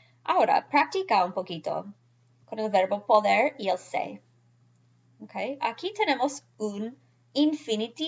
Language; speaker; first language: Spanish; non-native, fluent; English